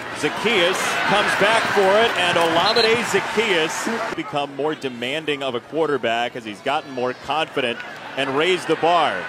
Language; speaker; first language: English; native; English